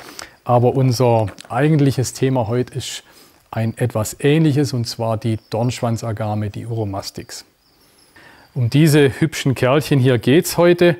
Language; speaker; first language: German; native; German